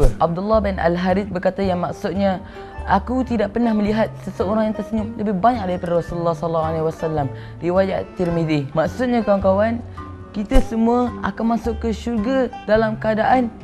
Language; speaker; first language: Malay; native; Malay